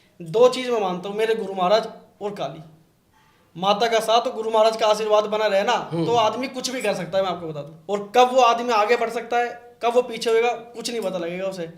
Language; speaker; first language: Hindi; native; Hindi